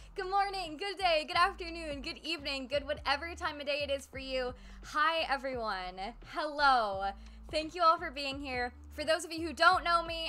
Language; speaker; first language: English; native; English